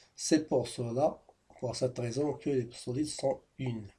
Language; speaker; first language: French; non-native, local second language; Arabic